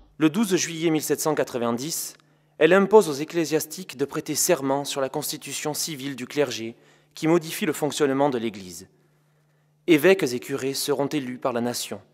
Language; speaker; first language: French; native; French